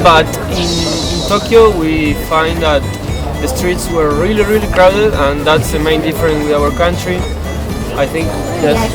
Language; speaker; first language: English; non-native, learner; Spanish